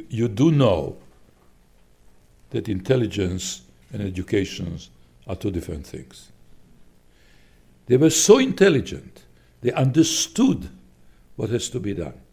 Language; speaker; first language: English; non-native, fluent; Slovak